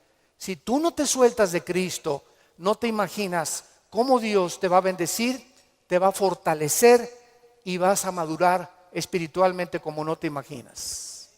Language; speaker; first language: Spanish; native; Spanish